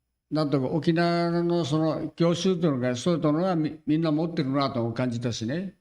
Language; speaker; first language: Japanese; native; Japanese